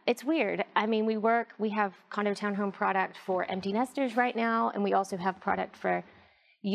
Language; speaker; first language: English; native; English